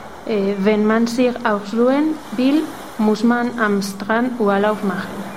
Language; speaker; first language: German; non-native, fluent; Spanish